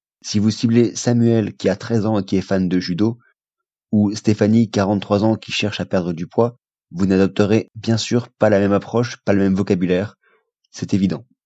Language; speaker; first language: French; native; French